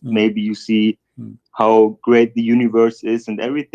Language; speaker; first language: English; non-native, fluent; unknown